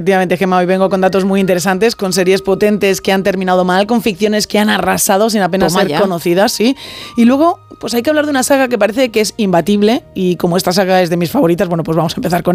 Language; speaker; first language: Spanish; native; Spanish